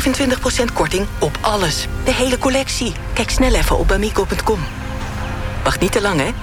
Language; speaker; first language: Dutch; non-native, learner; Arabic